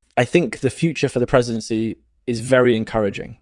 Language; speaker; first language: English; native; English